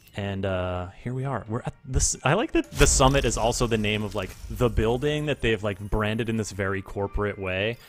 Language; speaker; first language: English; native; English